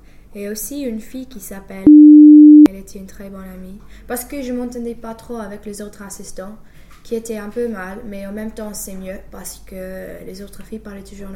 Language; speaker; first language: French; non-native, fluent; English